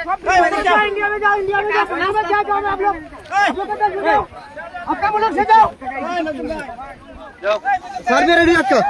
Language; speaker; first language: Hindi; non-native, learner; Bangla